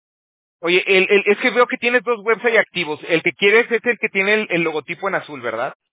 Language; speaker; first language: Spanish; native; Spanish